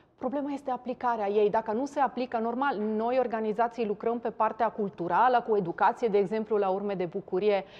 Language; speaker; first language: Romanian; non-native, fluent; Italian